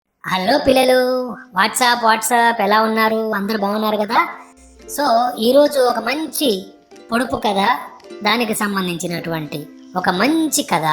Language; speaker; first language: Telugu; native; Telugu